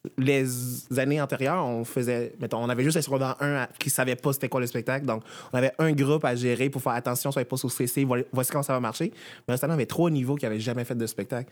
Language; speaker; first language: French; non-native, fluent; Haitian Creole